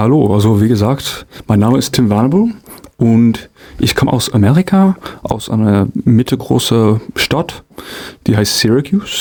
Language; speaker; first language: German; non-native, fluent; English